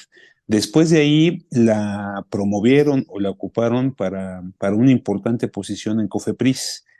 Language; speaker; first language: Spanish; native; Spanish